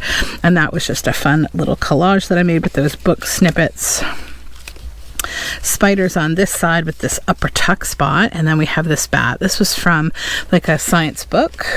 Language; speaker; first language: English; native; English